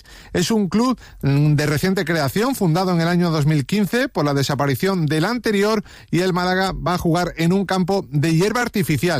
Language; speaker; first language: Spanish; native; Spanish